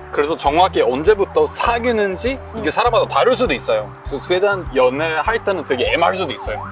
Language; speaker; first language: Korean; non-native, fluent; Swedish